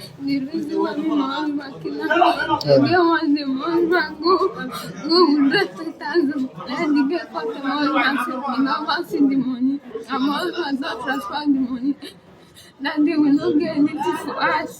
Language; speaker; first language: Nigerian Pidgin; non-native, local second language; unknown